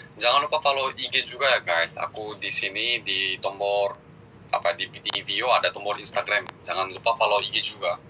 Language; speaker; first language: Indonesian; early bilingual, other home language; Korean